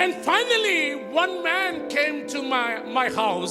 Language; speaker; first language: English; non-native, local second language; Telugu